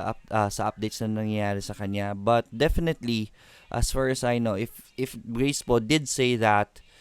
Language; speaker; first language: Filipino; native; Filipino